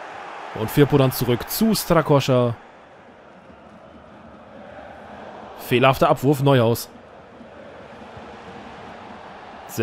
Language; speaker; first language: German; native; German